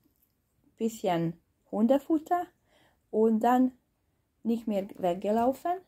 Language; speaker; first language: German; non-native, learner; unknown